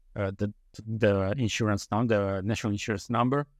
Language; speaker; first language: English; non-native, learner; Italian